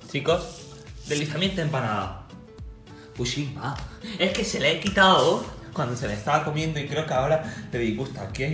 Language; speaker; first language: Spanish; native; Spanish